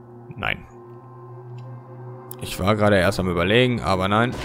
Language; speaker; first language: German; native; German